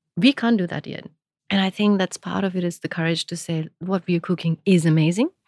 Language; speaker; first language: English; non-native, local second language; Gujarati